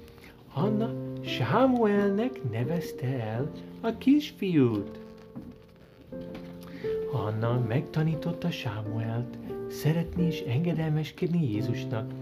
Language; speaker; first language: Hungarian; early bilingual, heritage; Hungarian